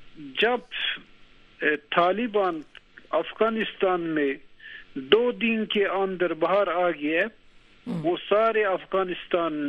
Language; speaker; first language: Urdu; non-native, learner; Turkish